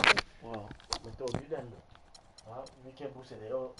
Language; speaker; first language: Swedish; non-native, learner; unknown